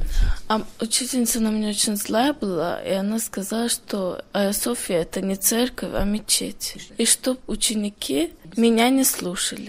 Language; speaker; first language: Russian; early bilingual, heritage; Russian